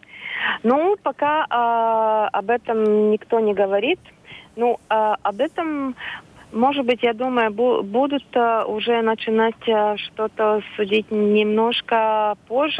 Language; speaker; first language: Russian; non-native, local second language; Latvian